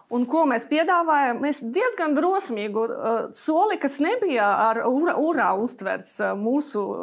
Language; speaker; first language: Latvian; non-native, local second language; Russian